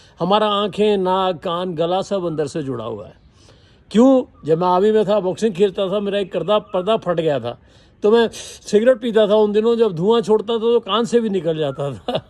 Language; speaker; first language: Hindi; non-native, local second language; Punjabi